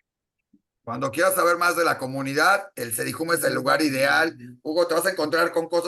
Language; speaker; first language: Spanish; native; Spanish